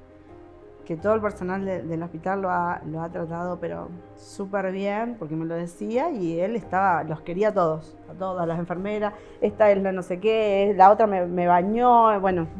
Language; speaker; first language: Spanish; native; Spanish